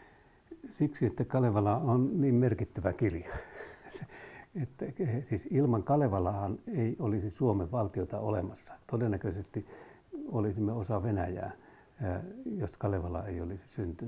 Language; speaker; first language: Finnish; native; Finnish